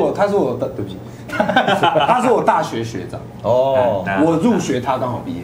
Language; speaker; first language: Chinese; native; Chinese